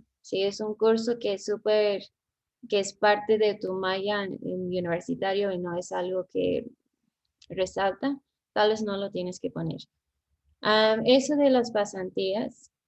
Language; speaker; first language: Spanish; non-native, fluent; English